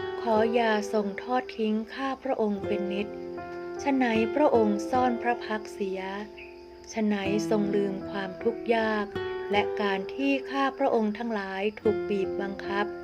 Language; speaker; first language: Thai; native; Thai